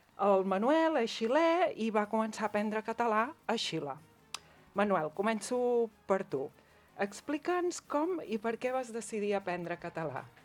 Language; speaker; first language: Catalan; native; Catalan